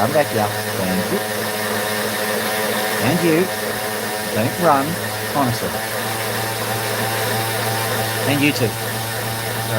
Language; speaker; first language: English; native; English